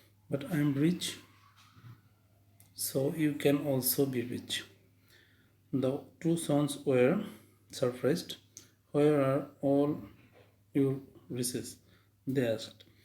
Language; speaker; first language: English; non-native, local second language; Bangla